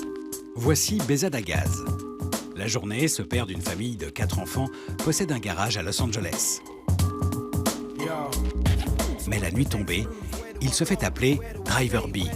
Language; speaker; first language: French; native; French